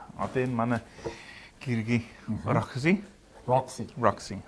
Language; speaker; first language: Mongolian; non-native, fluent; English